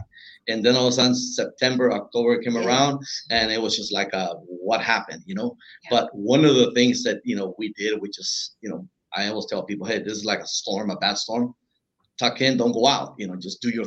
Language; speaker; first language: English; non-native, fluent; Spanish